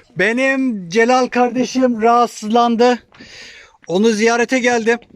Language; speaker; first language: Turkish; native; Turkish